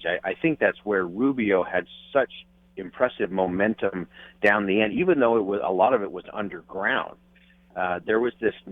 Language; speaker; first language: English; native; English